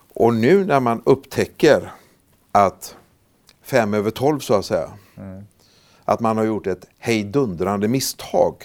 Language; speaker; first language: Swedish; native; Swedish